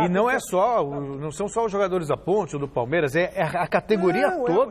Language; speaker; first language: Portuguese; native; Portuguese